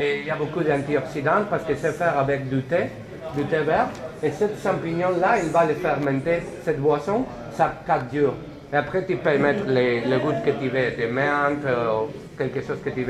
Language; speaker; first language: French; non-native, learner; Spanish